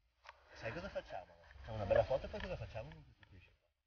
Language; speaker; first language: Italian; native; Italian